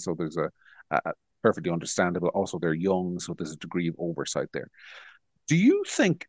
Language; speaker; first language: English; native; English